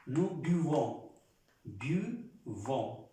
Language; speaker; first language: French; non-native, fluent; Spanish